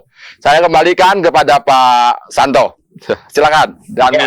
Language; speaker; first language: Indonesian; native; Indonesian